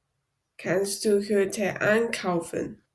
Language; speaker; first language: German; non-native, learner; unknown